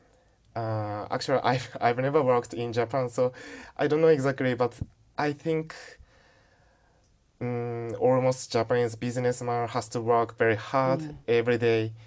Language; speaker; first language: English; non-native, learner; Japanese